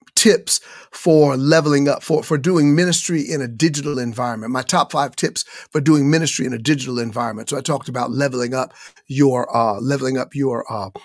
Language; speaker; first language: English; native; English